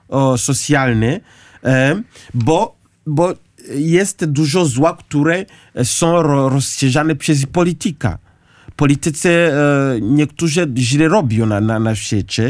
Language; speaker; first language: Polish; non-native, learner; Kinyarwanda